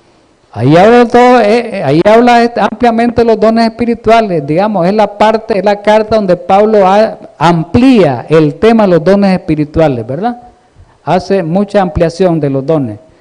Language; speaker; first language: Spanish; native; Spanish